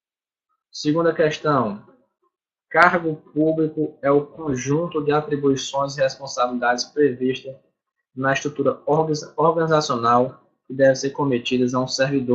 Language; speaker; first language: Portuguese; native; Portuguese